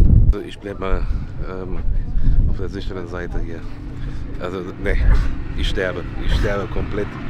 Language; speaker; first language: German; native; German